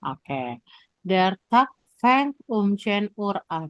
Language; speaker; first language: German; non-native, fluent; Indonesian